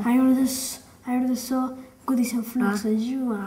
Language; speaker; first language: Swedish; non-native, local second language; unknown